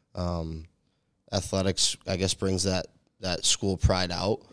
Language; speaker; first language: English; native; English